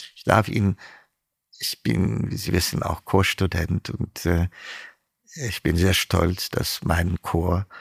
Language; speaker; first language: German; non-native, fluent; Amharic